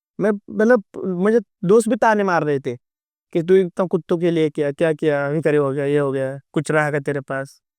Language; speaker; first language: Hindi; non-native, local second language; Marathi